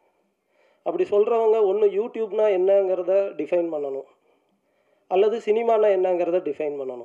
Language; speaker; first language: Tamil; native; Tamil